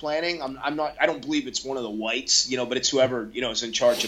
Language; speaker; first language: English; native; English